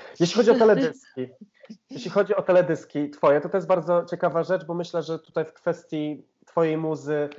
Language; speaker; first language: Polish; native; Polish